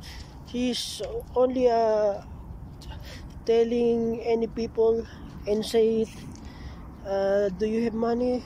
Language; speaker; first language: English; non-native, local second language; Filipino